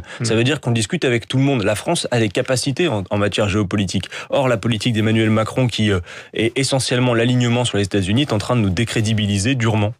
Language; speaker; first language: French; native; French